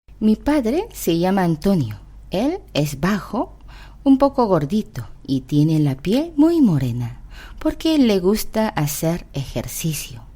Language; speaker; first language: Spanish; non-native, fluent; Korean